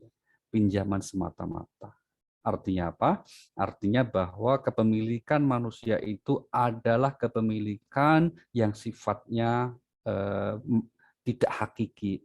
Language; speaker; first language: Indonesian; native; Indonesian